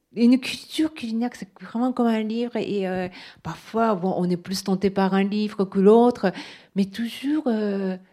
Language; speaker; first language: French; non-native, fluent; Japanese